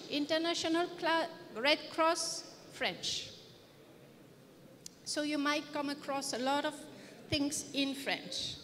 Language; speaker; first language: English; non-native, fluent; French